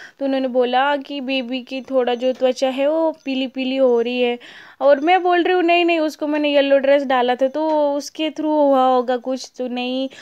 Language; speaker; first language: Hindi; native; Hindi